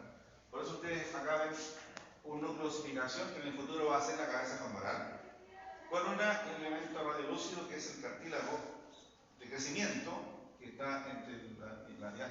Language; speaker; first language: Spanish; native; Spanish